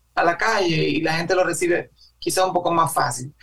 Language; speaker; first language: Spanish; native; Spanish